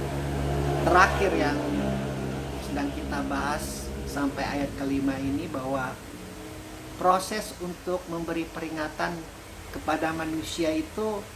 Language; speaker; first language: Indonesian; native; Indonesian